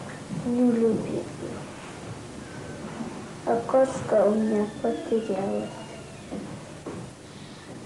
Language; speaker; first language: Russian; non-native, local second language; Chechen